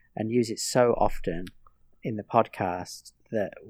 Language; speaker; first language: English; native; English